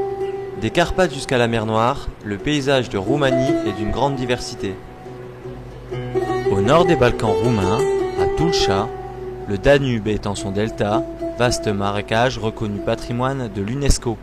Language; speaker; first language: French; native; French